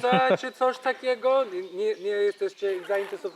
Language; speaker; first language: Polish; non-native, learner; English